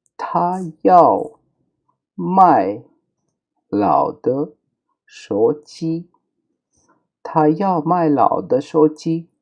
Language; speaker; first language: Chinese; non-native, fluent; Urdu